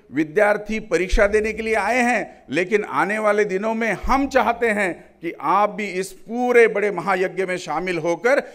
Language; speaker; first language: Hindi; non-native, local second language; Marathi